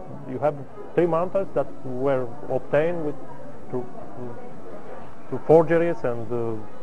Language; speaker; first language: English; non-native, learner; Romanian